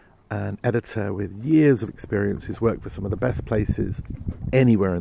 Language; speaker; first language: English; native; English